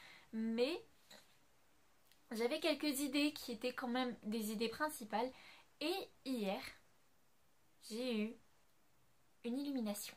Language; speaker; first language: French; native; French